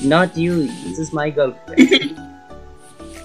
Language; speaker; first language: English; non-native, learner; Hindi